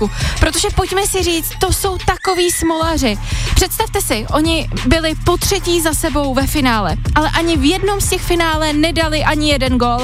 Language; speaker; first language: Czech; native; Czech